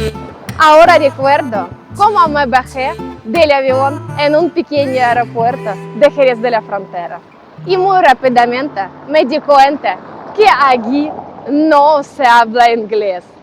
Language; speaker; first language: Spanish; non-native, learner; Russian